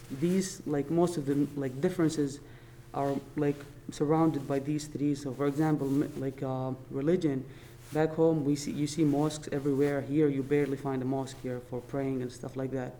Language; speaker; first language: English; non-native, fluent; Arabic